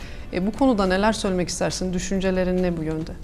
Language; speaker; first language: Turkish; native; Turkish